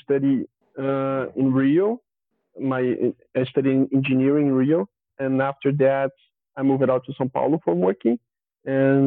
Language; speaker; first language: English; non-native, fluent; Portuguese